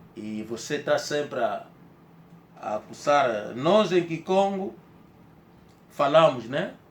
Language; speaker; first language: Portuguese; native; Portuguese